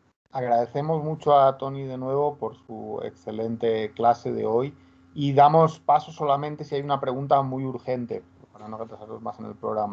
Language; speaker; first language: Spanish; native; Spanish